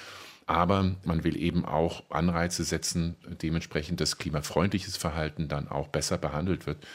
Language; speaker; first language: German; native; German